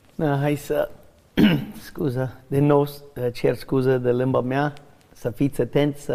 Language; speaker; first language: Romanian; non-native, learner; English